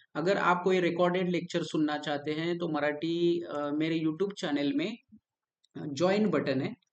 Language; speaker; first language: Hindi; non-native, local second language; Marathi